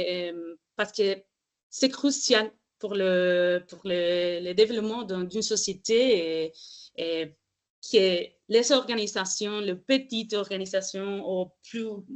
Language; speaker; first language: French; non-native, fluent; Spanish